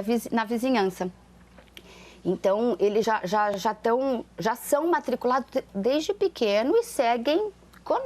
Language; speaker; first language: Portuguese; native; Portuguese